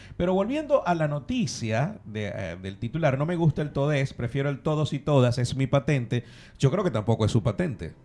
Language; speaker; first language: Spanish; native; Spanish